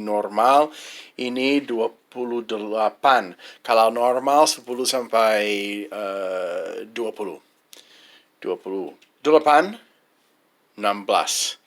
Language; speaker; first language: Indonesian; non-native, fluent; English